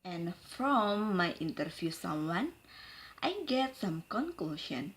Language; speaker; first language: English; non-native, learner; Indonesian